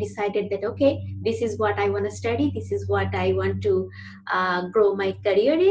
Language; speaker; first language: English; non-native, local second language; Bangla